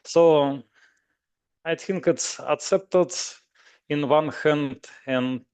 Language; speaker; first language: English; non-native, learner; Russian